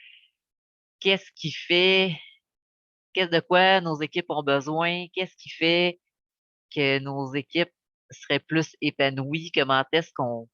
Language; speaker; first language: French; native; French